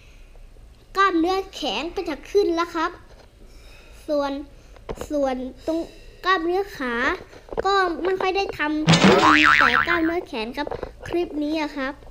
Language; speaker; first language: Thai; native; Thai